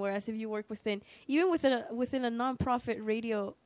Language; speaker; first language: English; early bilingual, other home language; Spanish